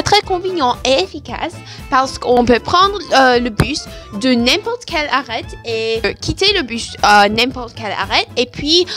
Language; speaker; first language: French; non-native, learner; English